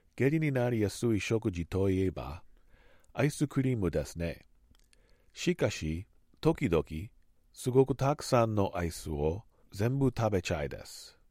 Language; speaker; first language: Japanese; non-native, learner; English